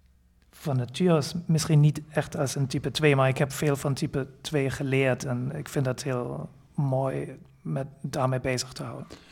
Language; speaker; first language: Dutch; non-native, fluent; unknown